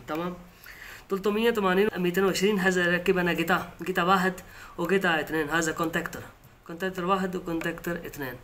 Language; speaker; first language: Arabic; non-native, learner; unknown